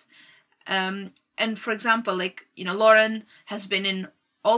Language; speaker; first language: English; non-native, fluent; Portuguese